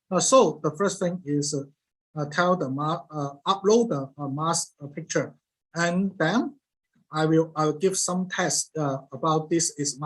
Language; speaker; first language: English; non-native, learner; Cantonese